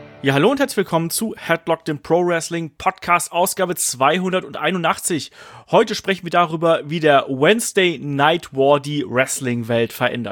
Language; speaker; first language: German; native; German